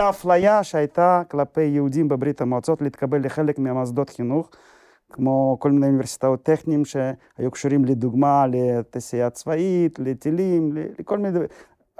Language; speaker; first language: Hebrew; non-native, fluent; Russian